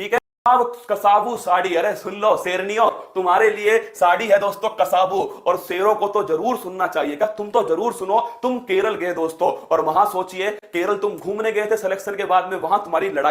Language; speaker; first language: Hindi; native; Hindi